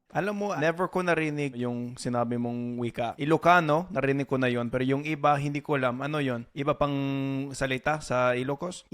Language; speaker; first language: Filipino; non-native, fluent; English